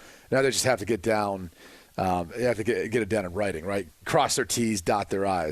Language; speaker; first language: English; native; English